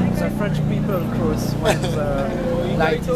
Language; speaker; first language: English; non-native, learner; French